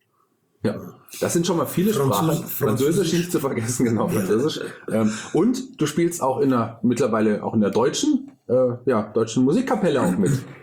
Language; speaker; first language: German; native; German